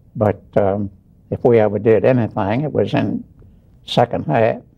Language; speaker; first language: English; native; English